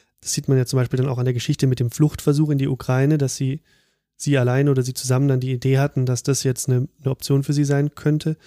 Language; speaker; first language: German; native; German